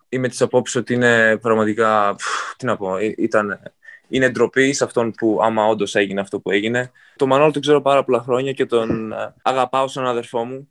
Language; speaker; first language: Greek; native; Greek